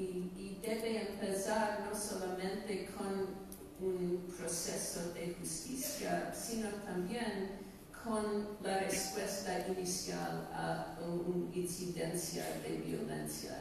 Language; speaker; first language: Spanish; non-native, fluent; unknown